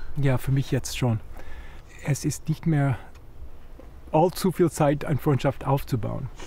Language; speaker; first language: German; non-native, fluent; Croatian